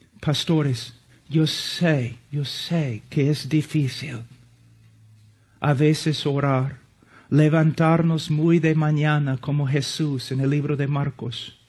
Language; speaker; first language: Spanish; non-native, fluent; English